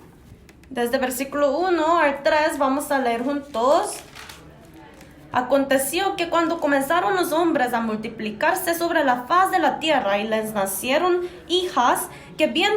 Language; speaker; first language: Spanish; non-native, fluent; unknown